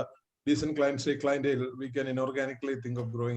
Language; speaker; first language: English; non-native, local second language; Malayalam